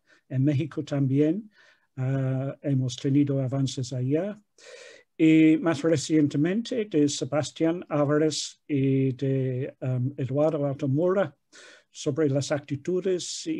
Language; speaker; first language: Spanish; non-native, fluent; English